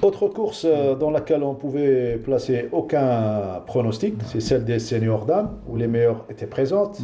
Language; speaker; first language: French; non-native, local second language; Arabic